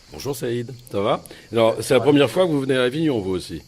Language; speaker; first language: French; native; French